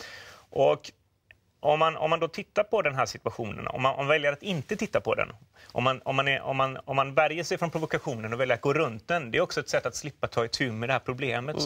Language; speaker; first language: Swedish; native; Swedish